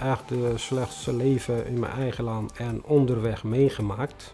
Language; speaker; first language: Dutch; non-native, fluent; Tigrinya